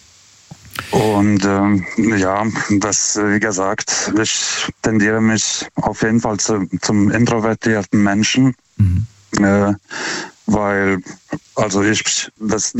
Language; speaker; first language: German; non-native, fluent; Lithuanian